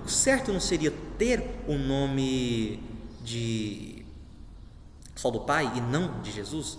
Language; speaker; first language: Portuguese; native; Portuguese